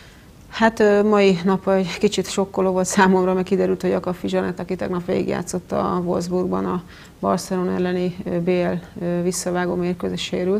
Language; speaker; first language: Hungarian; native; Hungarian